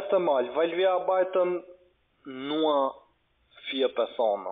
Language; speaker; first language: German; non-native, learner; Albanian